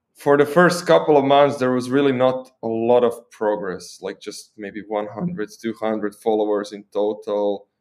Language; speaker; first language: English; non-native, fluent; Croatian